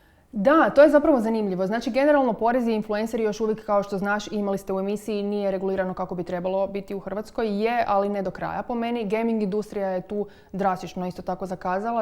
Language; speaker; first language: Croatian; native; Croatian